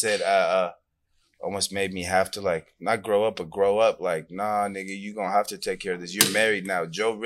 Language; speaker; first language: English; non-native, fluent; Persian